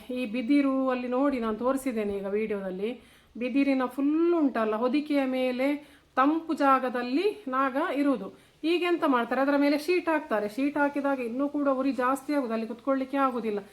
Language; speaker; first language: Kannada; non-native, local second language; Tulu